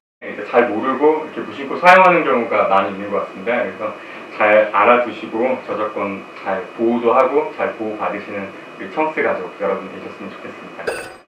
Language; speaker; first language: Korean; native; Korean